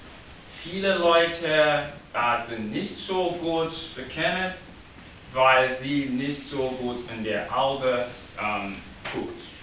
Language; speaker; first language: German; non-native, learner; English